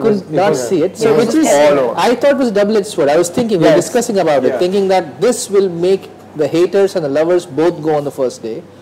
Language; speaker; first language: English; non-native, local second language; Hindi